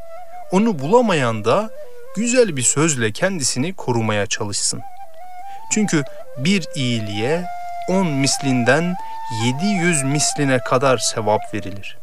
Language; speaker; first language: Turkish; native; Turkish